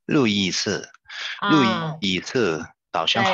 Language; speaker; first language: Chinese; non-native, learner; Spanish